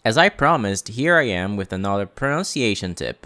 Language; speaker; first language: English; non-native, fluent; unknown